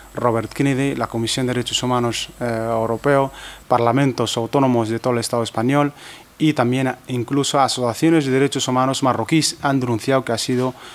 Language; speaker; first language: Spanish; non-native, fluent; Arabic